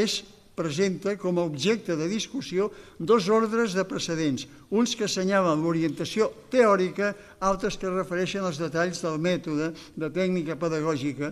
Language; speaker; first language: Catalan; native; Catalan